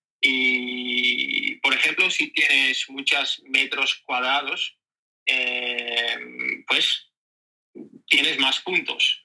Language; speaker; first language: Spanish; non-native, learner; Dutch